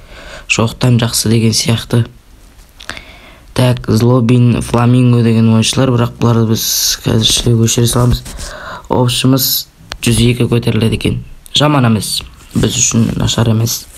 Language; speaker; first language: Kazakh; native; Kazakh